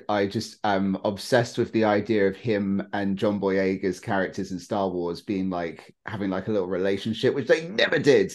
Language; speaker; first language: English; native; English